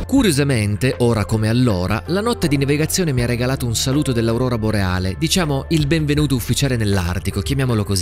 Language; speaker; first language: Italian; native; Italian